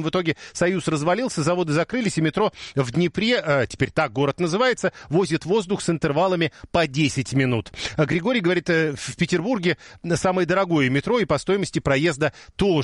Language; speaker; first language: Russian; native; Russian